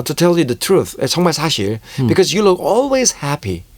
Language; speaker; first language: English; non-native, fluent; Korean